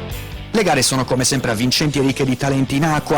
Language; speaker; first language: Italian; native; Italian